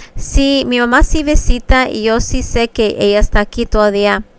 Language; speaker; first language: Spanish; early bilingual, other home language; English